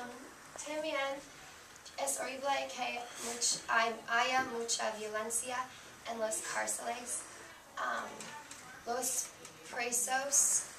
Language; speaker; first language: Spanish; non-native, learner; English